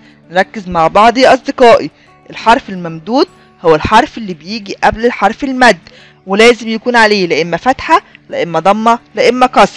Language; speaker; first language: Arabic; native; Arabic